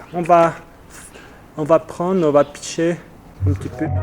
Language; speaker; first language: French; non-native, fluent; Spanish